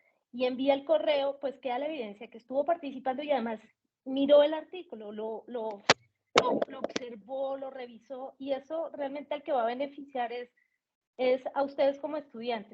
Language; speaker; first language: Spanish; native; Spanish